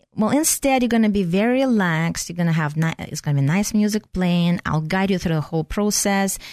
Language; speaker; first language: English; non-native, fluent; Russian